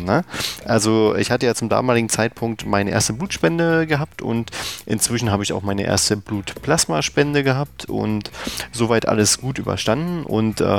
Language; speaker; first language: German; native; German